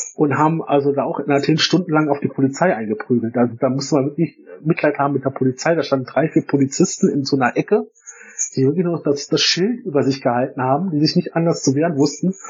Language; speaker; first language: German; native; German